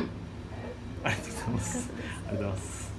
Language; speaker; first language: Japanese; native; Japanese